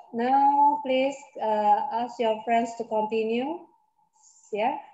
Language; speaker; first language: English; non-native, fluent; Indonesian